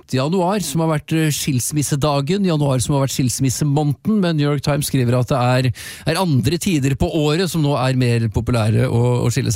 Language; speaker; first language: Norwegian; native; Norwegian